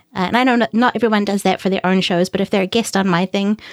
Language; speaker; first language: English; native; English